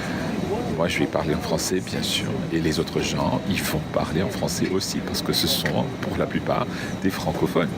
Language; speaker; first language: French; non-native, fluent; English